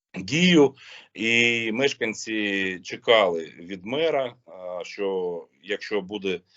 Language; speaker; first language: Ukrainian; non-native, local second language; Russian